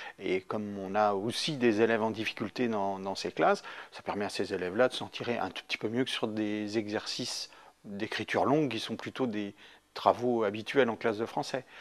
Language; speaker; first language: French; native; French